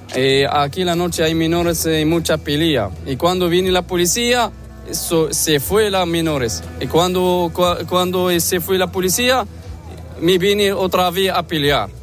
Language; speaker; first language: Spanish; non-native, learner; Arabic